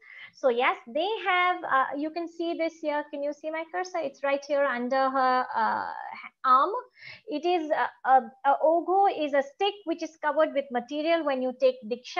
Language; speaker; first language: English; non-native, local second language; Gujarati